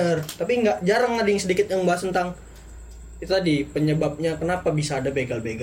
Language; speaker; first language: Indonesian; native; Indonesian